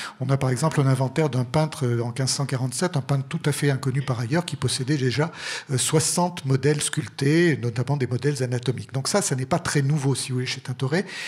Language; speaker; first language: French; native; French